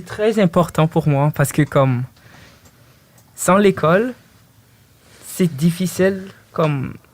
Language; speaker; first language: French; early bilingual, other home language; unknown